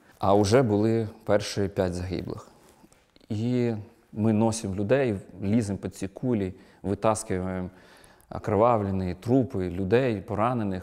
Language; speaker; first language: Ukrainian; non-native, local second language; Russian